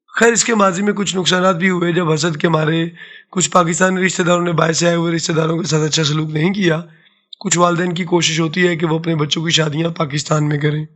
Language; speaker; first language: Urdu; non-native, local second language; Saraiki